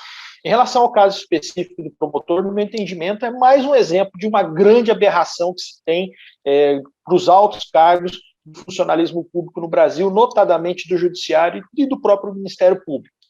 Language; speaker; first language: Portuguese; native; Portuguese